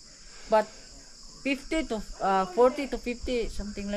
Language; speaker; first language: English; non-native, learner; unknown